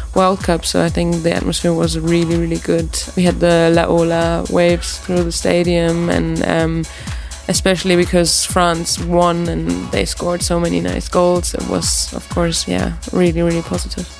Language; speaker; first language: English; non-native, fluent; German